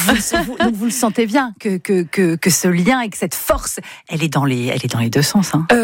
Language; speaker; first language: French; native; French